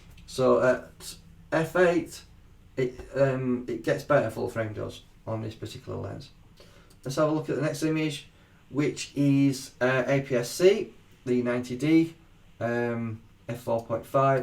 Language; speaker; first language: English; native; English